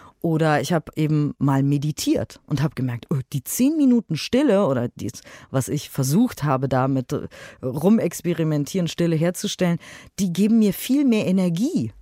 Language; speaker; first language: German; native; German